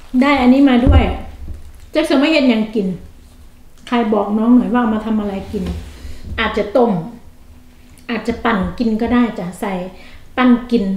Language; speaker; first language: Thai; non-native, local second language; Northeastern Thai